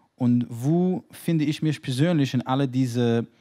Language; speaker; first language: German; non-native, fluent; Hebrew